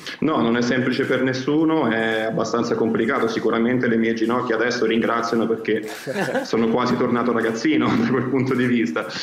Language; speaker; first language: Italian; early bilingual, other home language; Russian